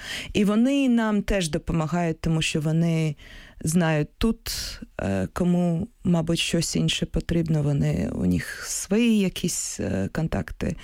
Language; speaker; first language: Ukrainian; non-native, local second language; Russian